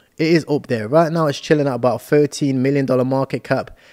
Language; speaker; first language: English; native; English